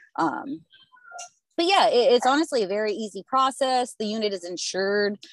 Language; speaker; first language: English; native; English